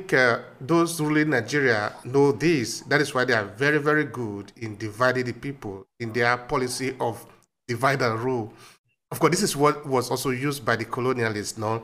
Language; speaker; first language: English; non-native, local second language; Esan